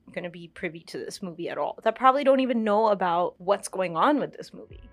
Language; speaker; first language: English; early bilingual, other home language; Hindi